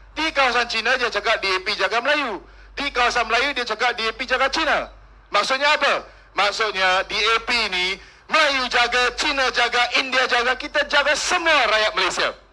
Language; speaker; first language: Malay; non-native, local second language; Min Nan Chinese